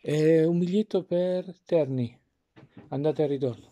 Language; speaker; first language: Italian; non-native, learner; English